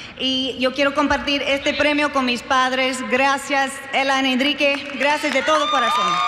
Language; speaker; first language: Spanish; early bilingual, heritage; English